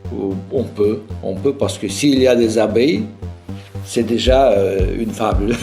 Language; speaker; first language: French; non-native, fluent; Russian